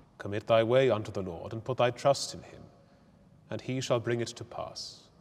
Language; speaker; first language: English; native; English